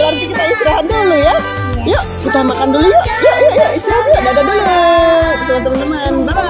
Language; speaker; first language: Indonesian; native; Indonesian